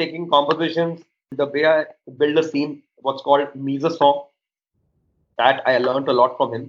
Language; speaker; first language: English; non-native, local second language; Hindi